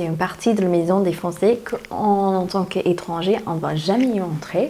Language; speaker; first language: French; non-native, fluent; English